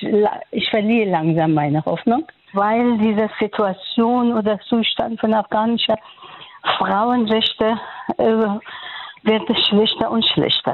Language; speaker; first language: German; non-native, fluent; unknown